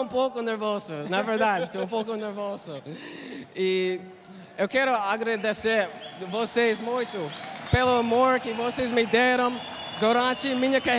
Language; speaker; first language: Portuguese; non-native, learner; English